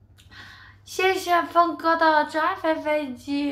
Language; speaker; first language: Chinese; native; Chinese